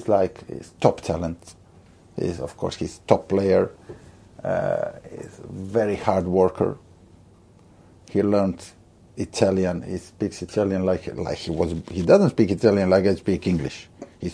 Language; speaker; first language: English; non-native, fluent; Croatian